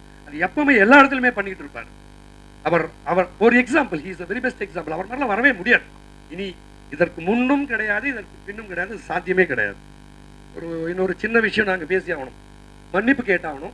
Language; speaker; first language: Tamil; native; Tamil